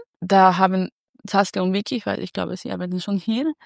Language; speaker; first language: German; non-native, learner; Spanish